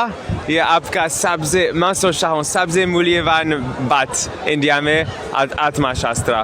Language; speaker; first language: Hindi; non-native, learner; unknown